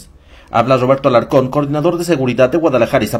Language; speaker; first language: Spanish; native; Spanish